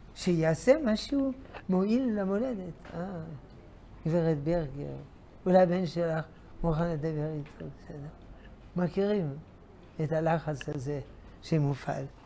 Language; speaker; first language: Hebrew; non-native, fluent; French